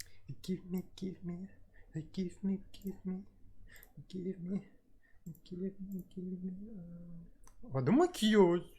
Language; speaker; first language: Korean; non-native, learner; Russian